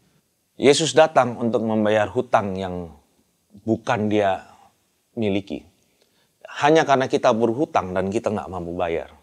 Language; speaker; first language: Indonesian; native; Indonesian